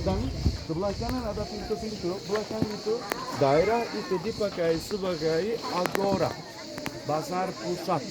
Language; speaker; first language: Indonesian; non-native, learner; Turkish